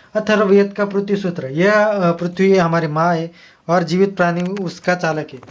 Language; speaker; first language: Hindi; non-native, local second language; Marathi